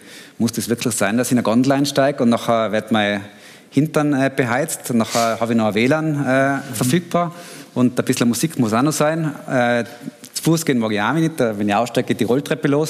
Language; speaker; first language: German; native; German